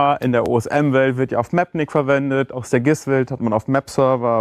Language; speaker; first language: German; native; German